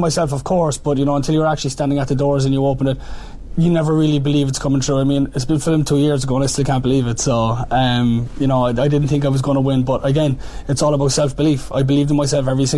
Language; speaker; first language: English; native; English